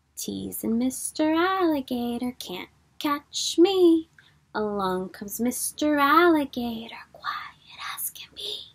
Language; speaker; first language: English; native; English